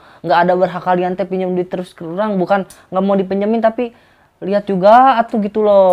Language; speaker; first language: Indonesian; non-native, local second language; Sundanese